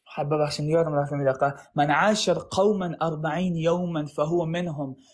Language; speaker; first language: Persian; early bilingual, heritage; Arabic